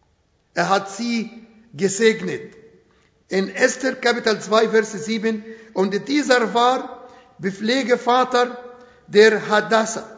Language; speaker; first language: German; non-native, fluent; Arabic